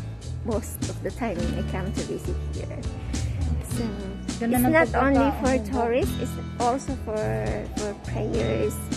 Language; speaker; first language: English; non-native, local second language; Filipino